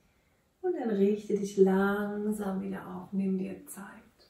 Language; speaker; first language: German; native; German